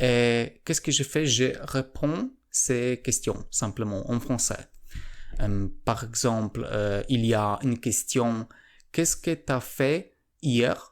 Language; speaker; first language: French; non-native, learner; Polish